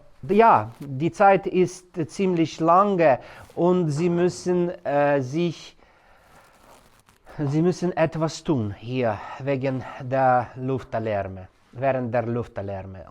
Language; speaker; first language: German; non-native, fluent; Ukrainian